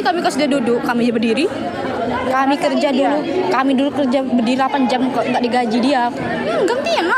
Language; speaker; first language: Indonesian; native; Indonesian